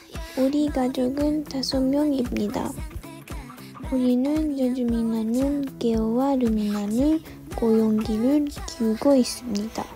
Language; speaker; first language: Korean; non-native, learner; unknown